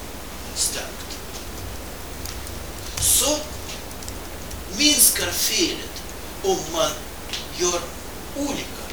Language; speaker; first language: Swedish; non-native, fluent; Russian